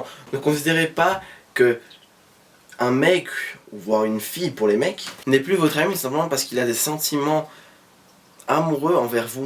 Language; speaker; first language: French; native; French